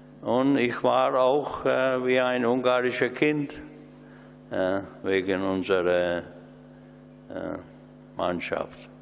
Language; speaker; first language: German; non-native, learner; Hungarian